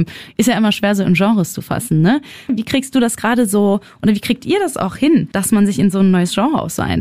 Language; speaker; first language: German; native; German